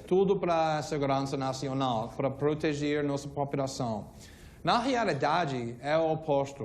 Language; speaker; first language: Portuguese; non-native, fluent; English